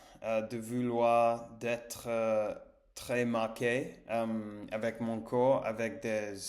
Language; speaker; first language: French; non-native, learner; English